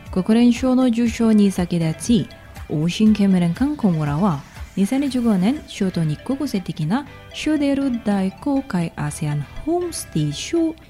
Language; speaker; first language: Japanese; non-native, fluent; Indonesian